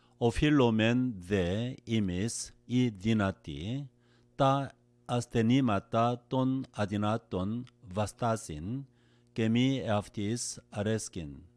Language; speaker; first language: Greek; non-native, learner; Korean